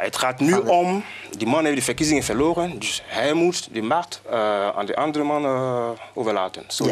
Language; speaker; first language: Dutch; non-native, fluent; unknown